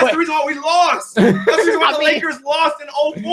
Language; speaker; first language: English; native; English